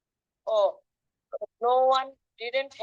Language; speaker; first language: English; non-native, learner; Bangla